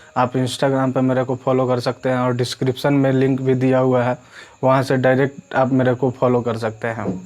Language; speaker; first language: Hindi; native; Hindi